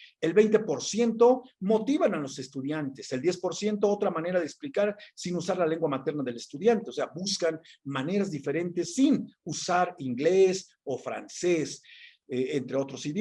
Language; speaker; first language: Spanish; native; Spanish